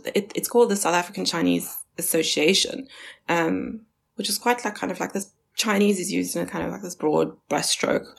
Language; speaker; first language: English; early bilingual, other home language; Chinese